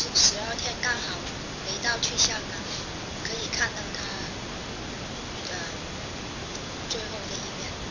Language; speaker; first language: Chinese; non-native, fluent; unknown